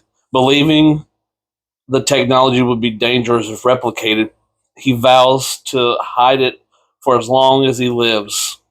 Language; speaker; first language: English; native; English